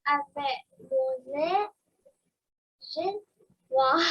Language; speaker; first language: French; non-native, learner; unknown